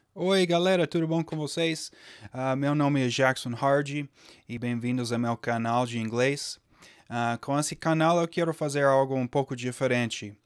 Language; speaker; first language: Portuguese; non-native, fluent; English